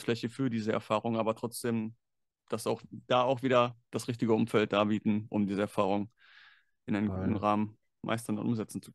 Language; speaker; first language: German; native; German